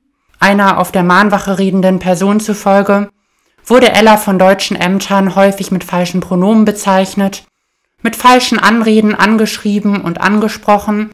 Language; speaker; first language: German; native; German